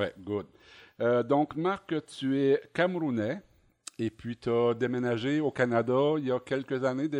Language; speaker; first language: French; native; French